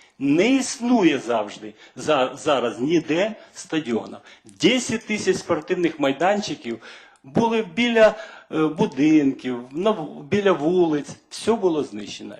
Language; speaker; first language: Ukrainian; native; Ukrainian